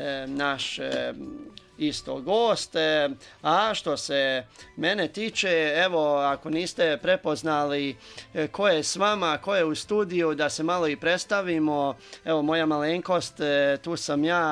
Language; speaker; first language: Serbian; native; Serbian